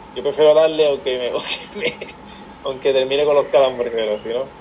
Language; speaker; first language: Spanish; native; Spanish